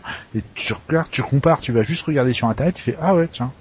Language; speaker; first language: French; native; French